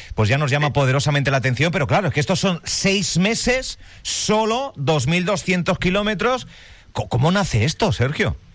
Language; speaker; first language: Spanish; native; Spanish